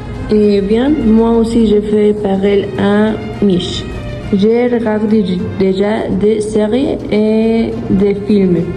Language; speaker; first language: French; non-native, learner; Spanish